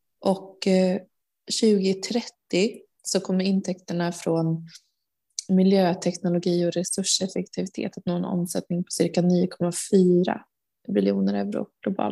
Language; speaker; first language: Swedish; native; Swedish